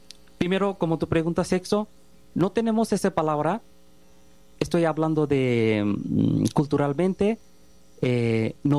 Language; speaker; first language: Spanish; non-native, learner; Bangla